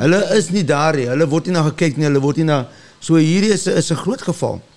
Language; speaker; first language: Afrikaans; early bilingual, heritage; Afrikaans